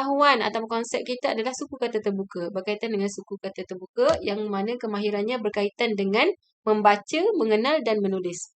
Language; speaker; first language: Malay; native; Malay